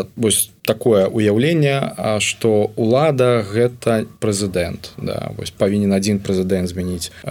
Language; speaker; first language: Belarusian; non-native, local second language; Russian